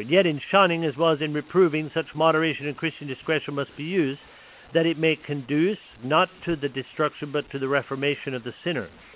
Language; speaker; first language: English; early bilingual, other home language; Pennsylvania German